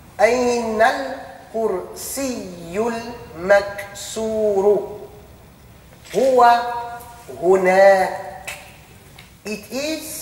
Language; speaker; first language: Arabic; non-native, fluent; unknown